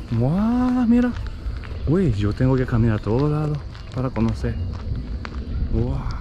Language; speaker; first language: Spanish; non-native, learner; Japanese